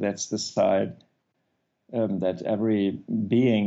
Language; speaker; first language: English; non-native, fluent; German